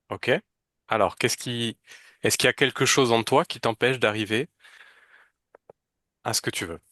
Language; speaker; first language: French; native; French